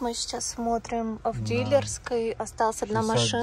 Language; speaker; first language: Russian; native; Russian